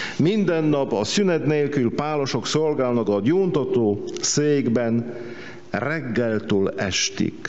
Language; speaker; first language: Hungarian; non-native, fluent; Polish